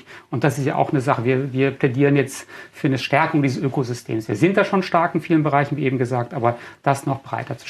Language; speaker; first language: German; native; German